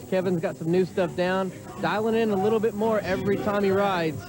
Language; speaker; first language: English; native; English